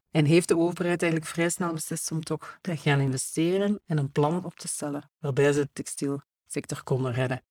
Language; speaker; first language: Dutch; native; Dutch